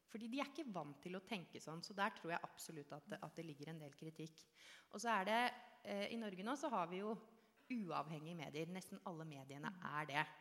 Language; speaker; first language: Norwegian; native; Norwegian